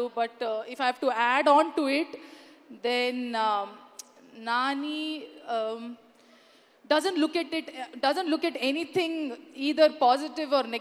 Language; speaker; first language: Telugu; non-native, learner; Kannada